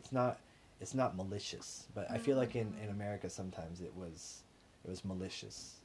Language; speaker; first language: English; native; English